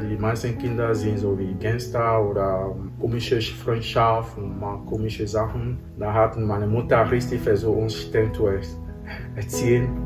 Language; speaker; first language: German; non-native, fluent; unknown